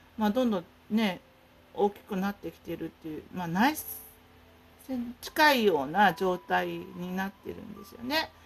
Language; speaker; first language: Japanese; native; Japanese